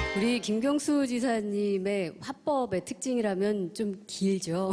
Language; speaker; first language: Korean; native; Korean